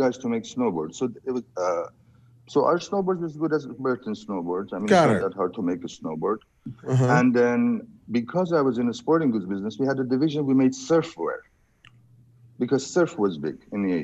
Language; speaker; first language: English; non-native, fluent; Persian